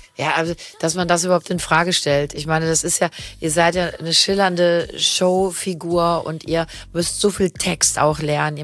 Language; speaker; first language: German; native; German